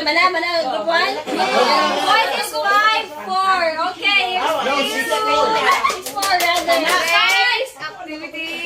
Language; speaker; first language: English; non-native, local second language; Cebuano